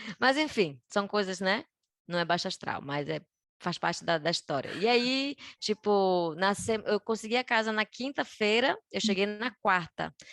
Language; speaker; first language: Portuguese; native; Portuguese